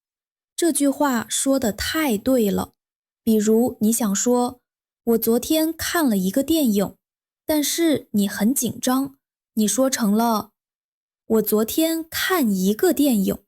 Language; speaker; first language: Chinese; non-native, fluent; Vietnamese